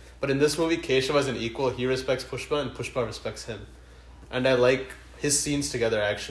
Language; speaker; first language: English; early bilingual, other home language; Telugu